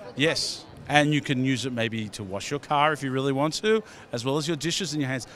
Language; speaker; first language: English; native; English